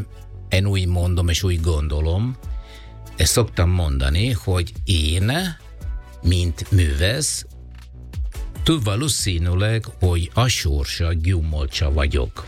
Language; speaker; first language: Hungarian; non-native, fluent; Italian